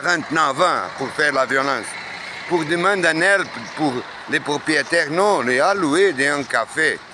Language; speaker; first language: French; non-native, learner; Portuguese